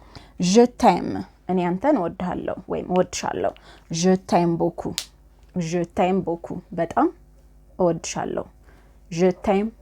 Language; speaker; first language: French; non-native, fluent; Amharic